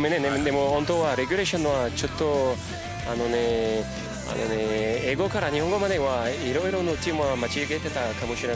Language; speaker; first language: Japanese; non-native, learner; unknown